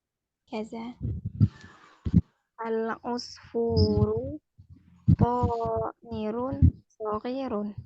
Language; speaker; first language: Arabic; non-native, learner; Indonesian